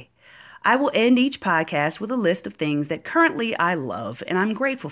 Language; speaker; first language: English; native; English